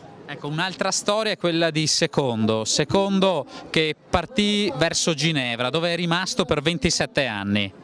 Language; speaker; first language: Italian; native; Italian